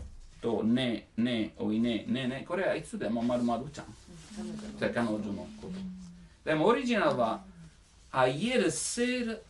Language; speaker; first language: Japanese; non-native, learner; Italian